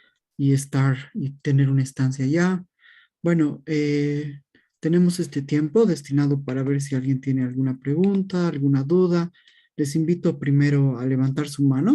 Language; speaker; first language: Spanish; native; Spanish